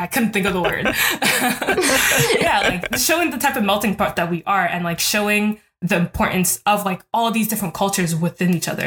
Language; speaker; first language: English; native; English